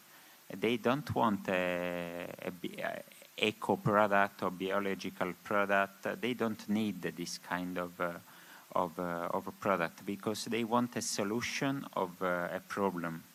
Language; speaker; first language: English; non-native, learner; Spanish